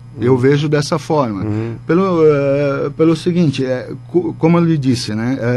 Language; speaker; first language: Portuguese; native; Portuguese